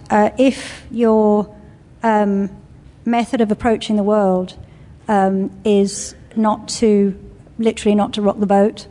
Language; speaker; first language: English; native; English